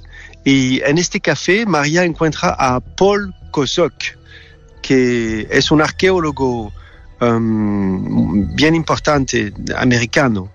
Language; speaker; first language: Spanish; non-native, learner; French